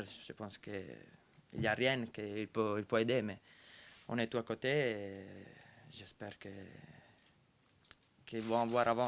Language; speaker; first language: French; non-native, fluent; Italian